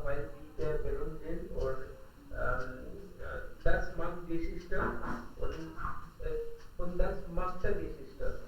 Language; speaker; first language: German; non-native, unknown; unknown